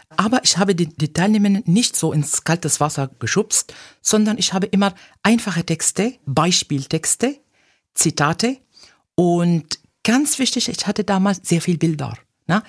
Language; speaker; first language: German; non-native, fluent; Arabic